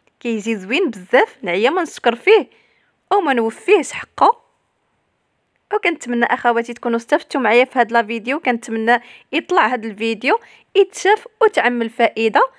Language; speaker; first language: Arabic; native; Arabic